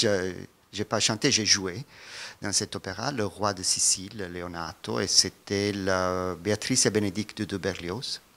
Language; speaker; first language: French; non-native, fluent; Italian